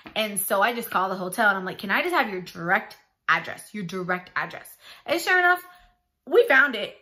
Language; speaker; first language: English; native; English